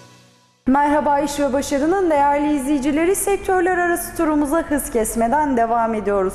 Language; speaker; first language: Turkish; native; Turkish